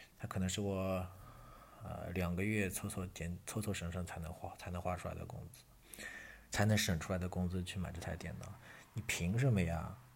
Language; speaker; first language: Chinese; native; Chinese